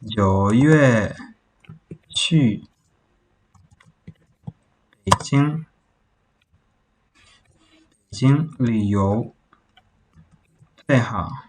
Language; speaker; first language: Chinese; non-native, fluent; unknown